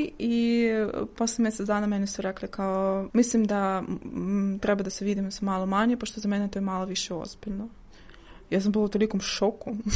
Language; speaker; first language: Serbian; non-native, fluent; Russian